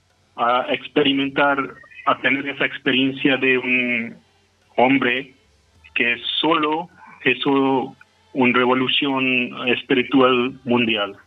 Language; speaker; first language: Spanish; non-native, fluent; Hindi